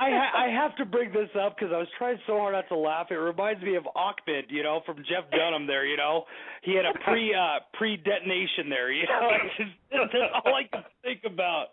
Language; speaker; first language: English; native; English